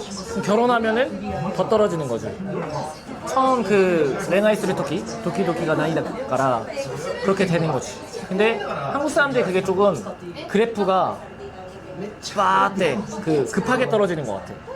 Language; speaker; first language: Korean; native; Korean